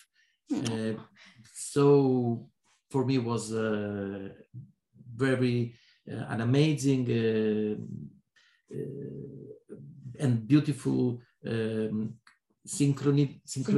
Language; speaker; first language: English; non-native, learner; Italian